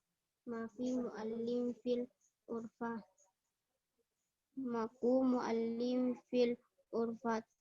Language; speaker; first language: Arabic; non-native, learner; Indonesian